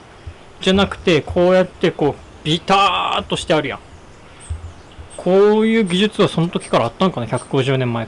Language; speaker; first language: Japanese; native; Japanese